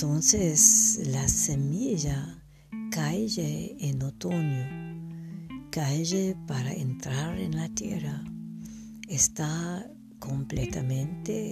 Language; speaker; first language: Spanish; non-native, fluent; English